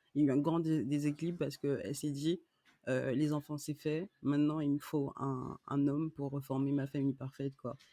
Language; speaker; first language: French; native; French